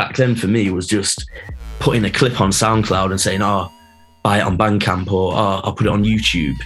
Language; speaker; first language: English; native; English